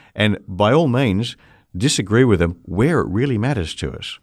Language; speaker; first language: English; native; English